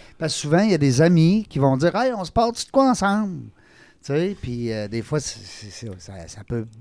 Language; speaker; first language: French; native; French